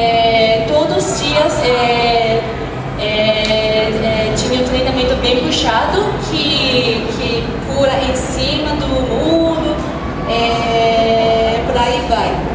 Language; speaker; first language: Portuguese; non-native, fluent; Japanese